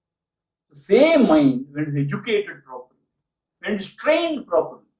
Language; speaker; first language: English; non-native, local second language; Tamil